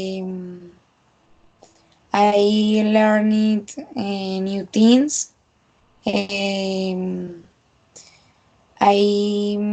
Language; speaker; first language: English; non-native, learner; Spanish